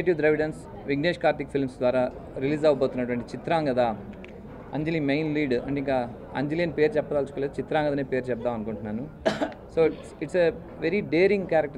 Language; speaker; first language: Telugu; native; Telugu